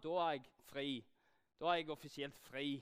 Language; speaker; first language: Norwegian; non-native, fluent; English